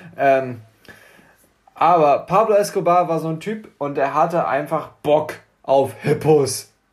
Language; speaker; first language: German; native; German